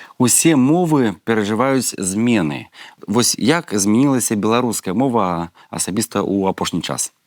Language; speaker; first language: Belarusian; native; Belarusian